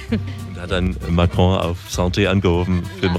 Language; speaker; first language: German; native; German